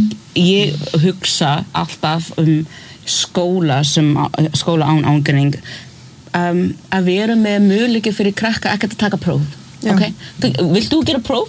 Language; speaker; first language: Icelandic; early bilingual, other home language; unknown